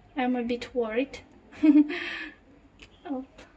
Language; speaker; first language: English; non-native, learner; Russian